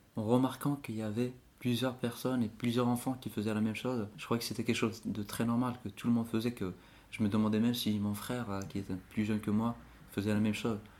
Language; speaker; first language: French; non-native, local second language; Arabic